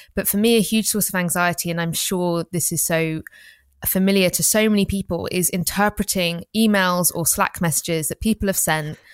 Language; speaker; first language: English; native; English